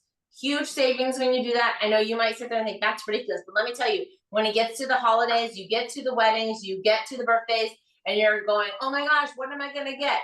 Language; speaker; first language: English; native; English